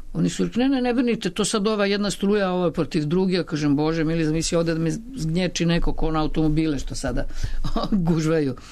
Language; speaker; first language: Serbian; native; Serbian